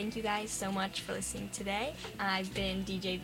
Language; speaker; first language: English; native; English